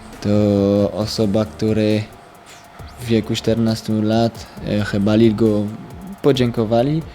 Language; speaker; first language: Polish; early bilingual, heritage; French